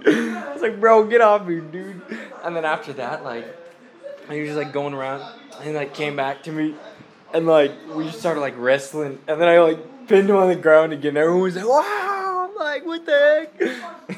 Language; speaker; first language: English; native; English